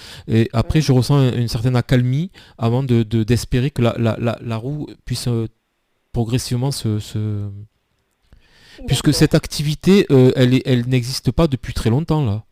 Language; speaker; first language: French; native; French